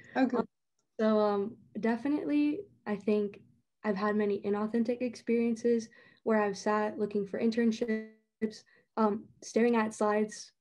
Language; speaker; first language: English; native; English